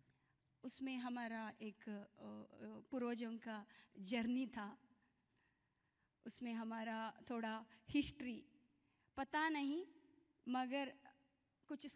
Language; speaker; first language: Hindi; non-native, local second language; Kannada